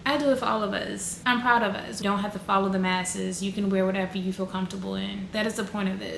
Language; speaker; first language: English; native; English